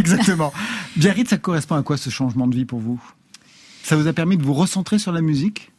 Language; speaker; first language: French; native; French